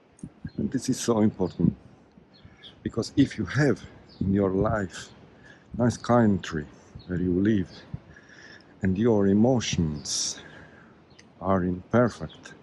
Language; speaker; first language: English; non-native, learner; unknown